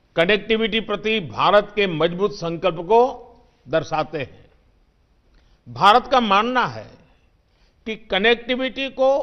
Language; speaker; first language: Hindi; non-native, local second language; Gujarati